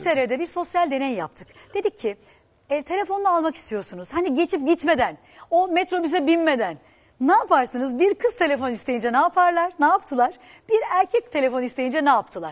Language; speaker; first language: Turkish; native; Turkish